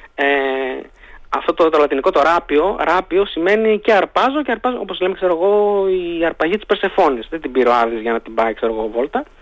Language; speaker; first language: Greek; native; Greek